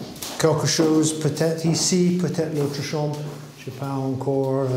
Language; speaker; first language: French; non-native, learner; English